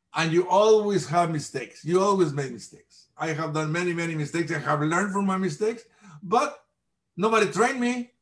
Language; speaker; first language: English; non-native, fluent; Spanish